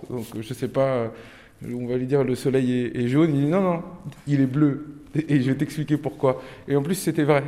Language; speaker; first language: French; early bilingual, other home language; Turkish